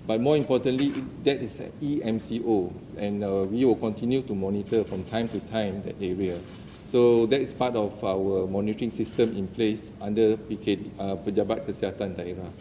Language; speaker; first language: English; non-native, local second language; Malay